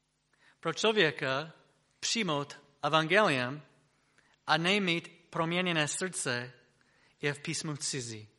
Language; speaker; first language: Czech; non-native, fluent; English